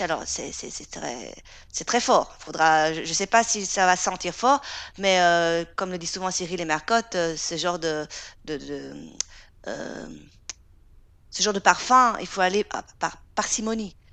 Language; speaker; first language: French; native; French